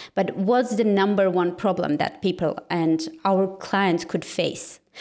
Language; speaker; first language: English; non-native, fluent; Armenian